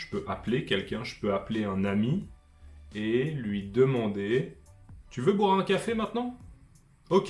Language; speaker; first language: French; native; French